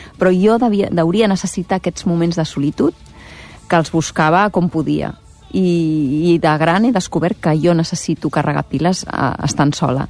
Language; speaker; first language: Catalan; native; Catalan